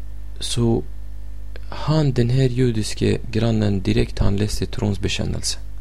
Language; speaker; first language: Swedish; non-native, fluent; Arabic